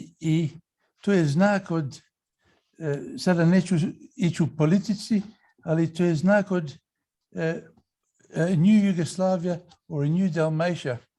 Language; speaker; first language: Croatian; early bilingual, heritage; English